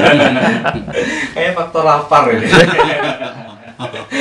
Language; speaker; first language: Indonesian; native; Indonesian